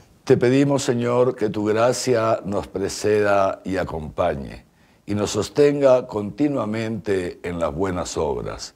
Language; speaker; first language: Spanish; native; Spanish